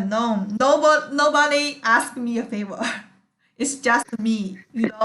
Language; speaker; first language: English; non-native, learner; Chinese